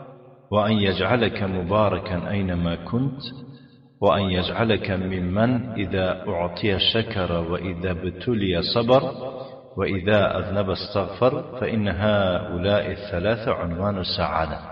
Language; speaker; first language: Arabic; non-native, fluent; Tajik